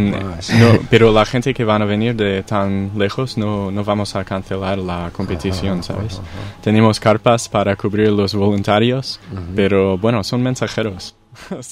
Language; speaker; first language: Spanish; non-native, fluent; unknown